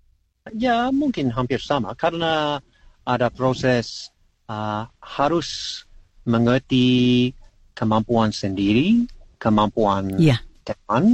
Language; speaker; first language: Indonesian; non-native, learner; English